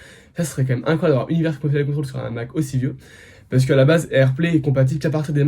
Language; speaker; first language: French; native; French